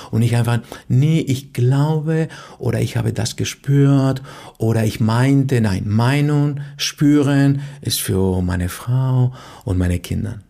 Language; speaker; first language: German; non-native, fluent; Spanish